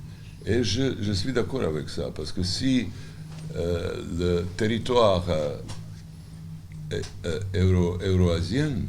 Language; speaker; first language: French; non-native, learner; Serbian